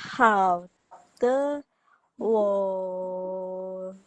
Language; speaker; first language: Chinese; non-native, learner; Indonesian